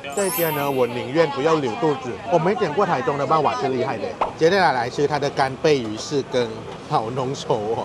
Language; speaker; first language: Chinese; non-native, fluent; Thai